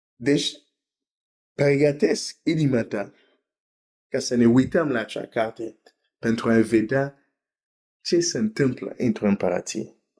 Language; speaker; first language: Romanian; non-native, fluent; French